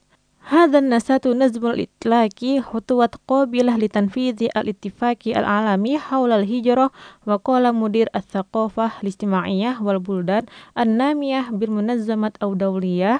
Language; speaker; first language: Arabic; non-native, fluent; Indonesian